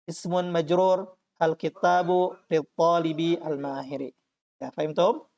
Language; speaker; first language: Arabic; non-native, fluent; Indonesian